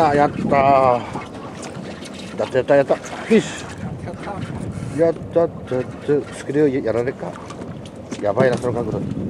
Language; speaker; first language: Japanese; native; Japanese